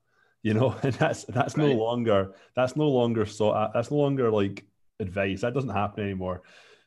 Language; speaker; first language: English; native; English